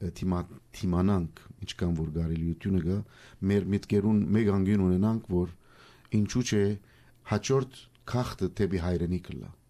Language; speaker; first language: Armenian; early bilingual, heritage; Armenian